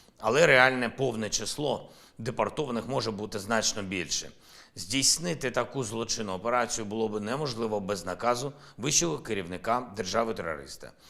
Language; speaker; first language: Ukrainian; non-native, local second language; Russian